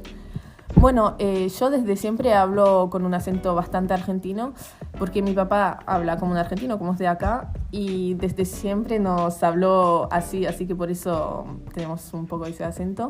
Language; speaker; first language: Spanish; early bilingual, heritage; Spanish